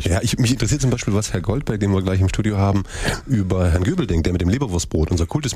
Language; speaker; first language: German; native; German